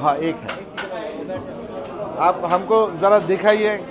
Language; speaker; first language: Hindi; non-native, learner; Bangla